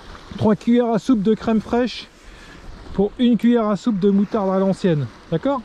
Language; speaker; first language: French; native; French